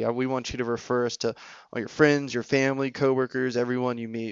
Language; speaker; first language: English; native; English